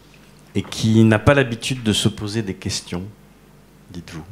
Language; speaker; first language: French; native; French